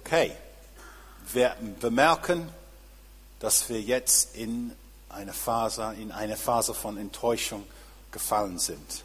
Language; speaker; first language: German; non-native, fluent; English